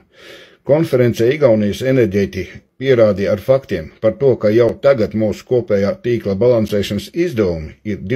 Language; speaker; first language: Latvian; native; Latvian